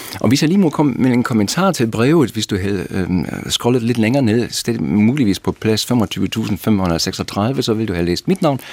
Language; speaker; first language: Danish; non-native, fluent; German